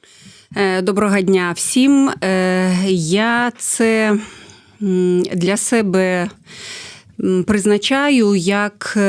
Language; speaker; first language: Ukrainian; non-native, fluent; Russian